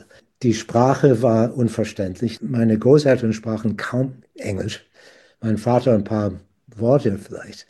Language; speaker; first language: German; non-native, fluent; English